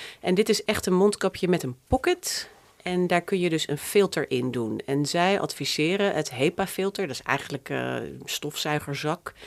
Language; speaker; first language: Dutch; native; Dutch